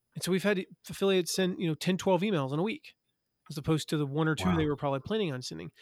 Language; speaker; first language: English; native; English